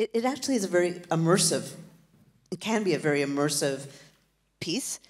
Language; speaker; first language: English; native; English